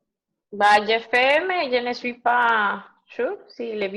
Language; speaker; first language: French; non-native, learner; Spanish